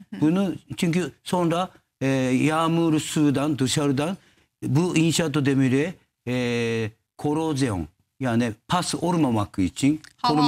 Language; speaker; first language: Turkish; non-native, learner; Japanese